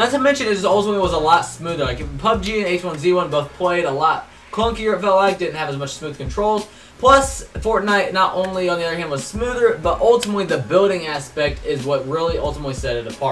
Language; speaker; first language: English; native; English